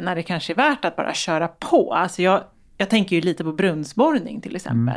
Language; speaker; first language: Swedish; native; Swedish